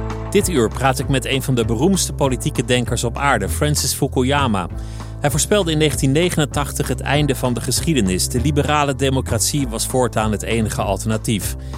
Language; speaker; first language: Dutch; native; Dutch